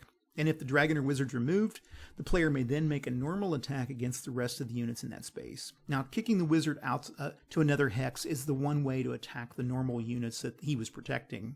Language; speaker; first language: English; native; English